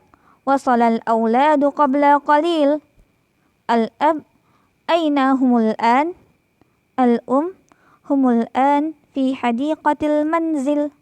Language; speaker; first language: Arabic; non-native, fluent; Indonesian